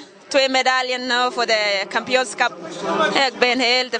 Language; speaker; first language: Dutch; non-native, learner; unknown